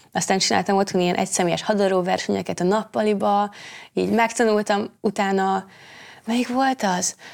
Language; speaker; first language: Hungarian; native; Hungarian